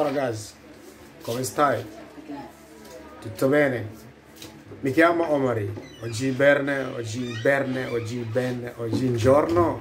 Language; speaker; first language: Italian; non-native, learner; Swahili